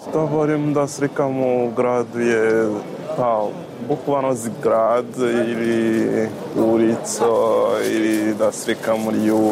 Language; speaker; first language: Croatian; non-native, learner; Rundi